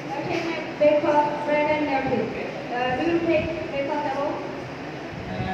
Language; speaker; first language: English; non-native, learner; Bangla